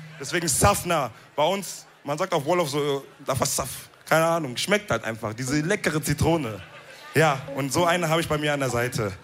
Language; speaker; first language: German; early bilingual, other home language; Wolof